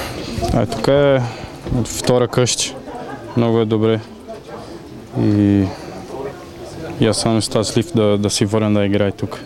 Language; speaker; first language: Bulgarian; non-native, learner; Portuguese